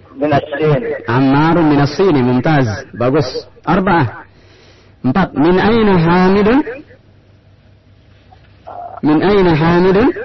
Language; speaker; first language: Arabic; non-native, fluent; Indonesian